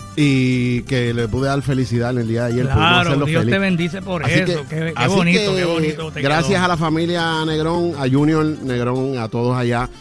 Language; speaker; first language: Spanish; native; Spanish